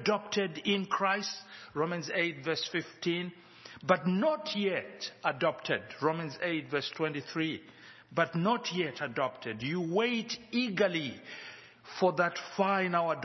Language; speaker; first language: English; non-native, local second language; Shona